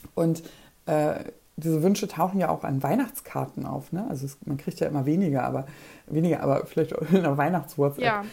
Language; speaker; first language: German; early bilingual, other home language; Polish